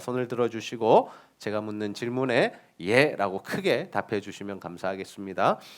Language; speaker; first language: Korean; native; Korean